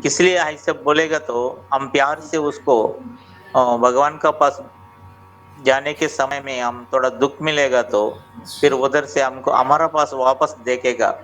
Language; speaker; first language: Hindi; non-native, local second language; Telugu